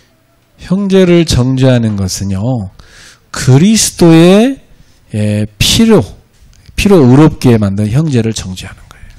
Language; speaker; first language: Korean; native; Korean